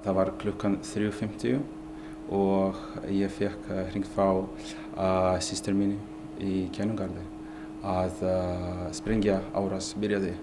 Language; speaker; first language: Icelandic; non-native, learner; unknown